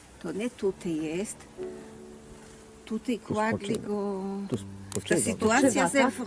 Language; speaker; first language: Polish; early bilingual, heritage; Hebrew